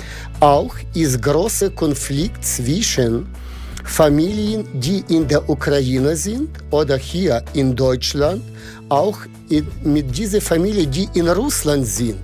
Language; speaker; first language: German; non-native, fluent; Ukrainian